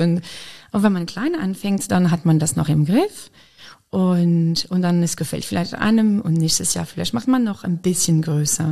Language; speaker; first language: German; non-native, fluent; French